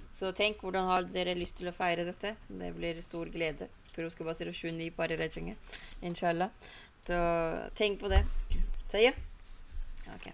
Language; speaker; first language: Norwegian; early bilingual, other home language; Urdu